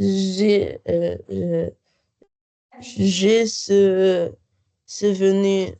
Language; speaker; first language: French; non-native, learner; Arabic